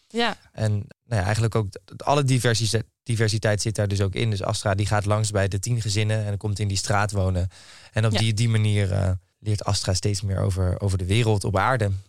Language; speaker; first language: Dutch; native; Dutch